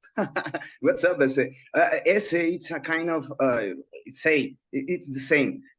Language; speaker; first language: English; non-native, learner; Spanish